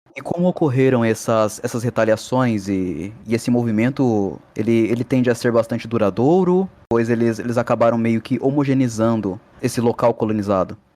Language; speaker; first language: Portuguese; native; Portuguese